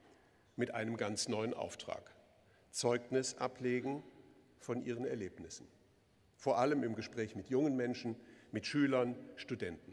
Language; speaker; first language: German; native; German